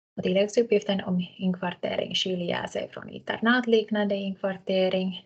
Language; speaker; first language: Swedish; native; Swedish